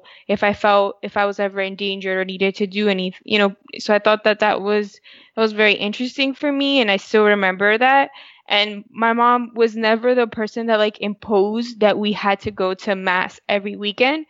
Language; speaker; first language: English; early bilingual, other home language; Spanish